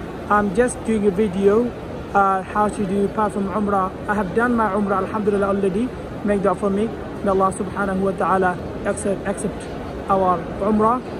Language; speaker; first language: English; non-native, local second language; Bangla